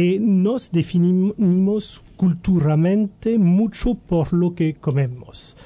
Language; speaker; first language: Spanish; non-native, learner; French